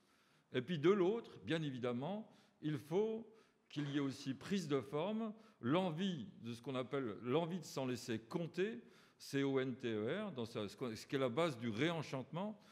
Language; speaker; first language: French; native; French